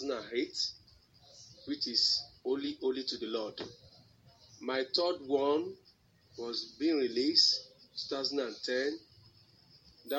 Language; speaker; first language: English; non-native, local second language; Yoruba